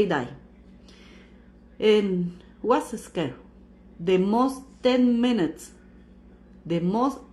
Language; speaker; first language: English; non-native, learner; Spanish